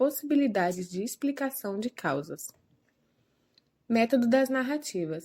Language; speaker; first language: Portuguese; native; Portuguese